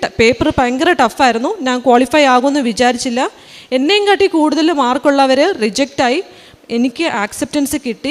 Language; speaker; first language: Malayalam; early bilingual, heritage; Malayalam